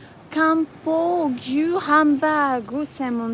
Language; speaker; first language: Japanese; non-native, fluent; French